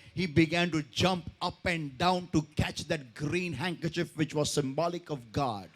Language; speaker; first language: English; non-native, local second language; Marathi